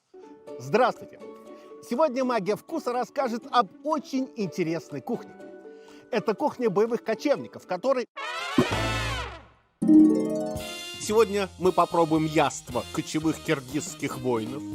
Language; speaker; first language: Russian; native; Russian